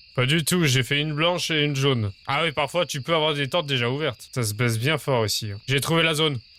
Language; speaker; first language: French; native; French